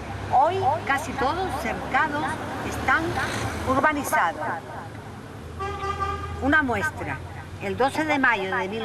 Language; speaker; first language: Spanish; native; Spanish